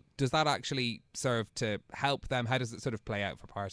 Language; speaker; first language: English; native; English